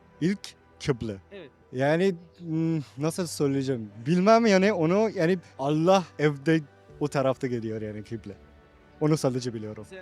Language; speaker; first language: Turkish; non-native, learner; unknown